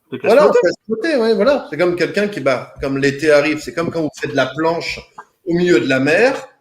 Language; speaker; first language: French; native; French